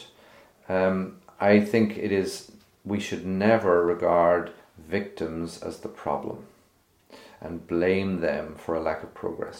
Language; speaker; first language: English; native; English